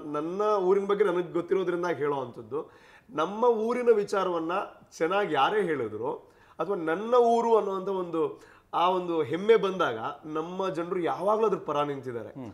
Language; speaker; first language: Kannada; non-native, local second language; Tulu